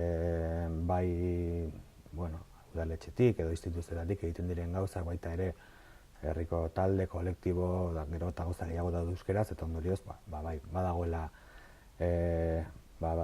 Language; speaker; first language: Basque; non-native, local second language; Spanish